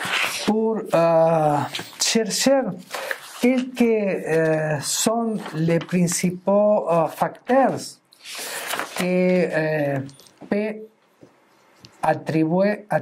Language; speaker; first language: French; non-native, fluent; Spanish